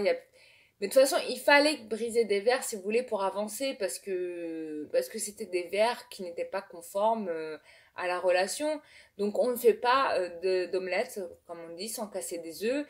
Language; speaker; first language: French; native; French